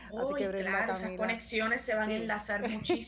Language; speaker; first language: Spanish; native; Spanish